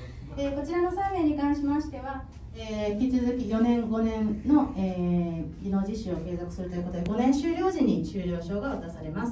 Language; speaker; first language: Japanese; native; Japanese